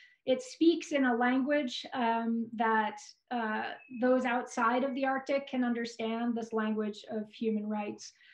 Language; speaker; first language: English; native; English